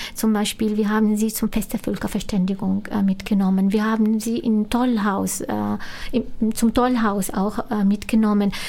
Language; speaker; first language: German; non-native, fluent; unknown